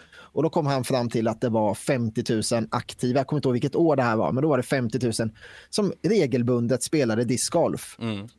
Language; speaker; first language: Swedish; native; Swedish